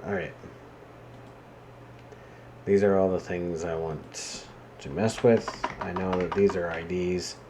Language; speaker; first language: English; native; English